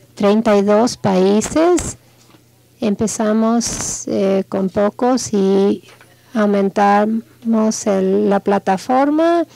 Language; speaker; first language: Spanish; non-native, fluent; English